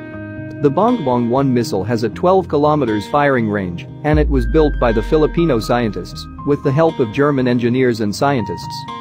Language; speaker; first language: English; non-native, local second language; Filipino